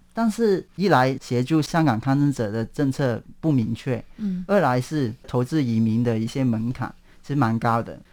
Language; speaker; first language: Chinese; non-native, local second language; Cantonese